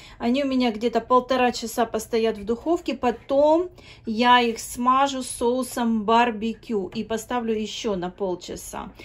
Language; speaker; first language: Russian; native; Russian